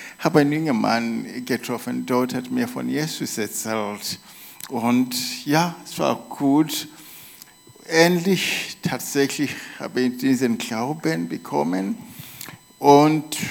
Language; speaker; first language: German; non-native, fluent; Shona